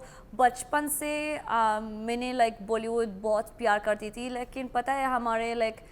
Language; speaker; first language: Hindi; non-native, learner; Arabic